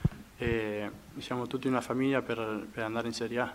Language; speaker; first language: Italian; non-native, fluent; Spanish